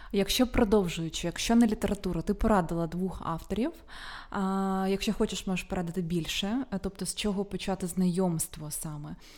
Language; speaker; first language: Ukrainian; native; Ukrainian